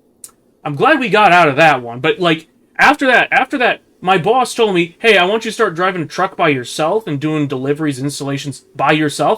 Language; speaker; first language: English; native; English